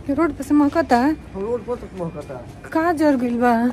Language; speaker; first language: Hindi; non-native, local second language; Bhojpuri